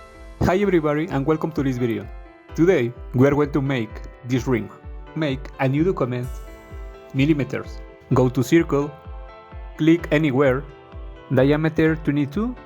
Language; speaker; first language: English; non-native, fluent; Spanish